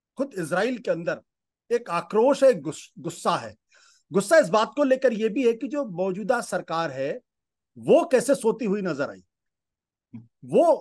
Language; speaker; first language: Hindi; native; Hindi